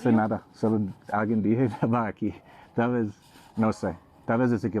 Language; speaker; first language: Spanish; non-native, learner; English